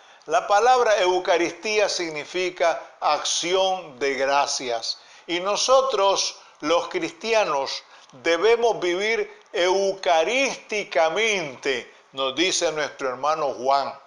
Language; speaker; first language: Spanish; native; Spanish